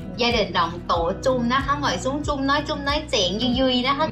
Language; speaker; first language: Vietnamese; non-native, learner; Thai